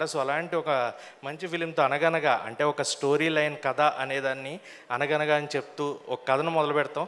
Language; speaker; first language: Telugu; native; Telugu